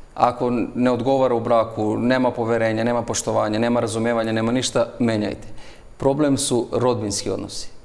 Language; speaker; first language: Serbian; native; Serbian